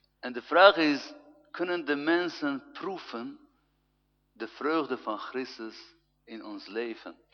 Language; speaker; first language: Dutch; non-native, fluent; Arabic